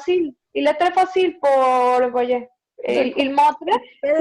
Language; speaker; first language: French; non-native, learner; Spanish